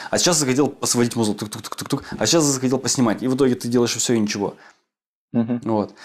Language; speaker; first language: Russian; native; Russian